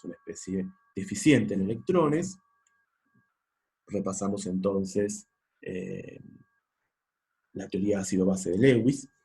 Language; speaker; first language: Spanish; native; Spanish